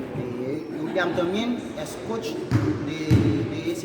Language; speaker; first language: Spanish; non-native, learner; Haitian Creole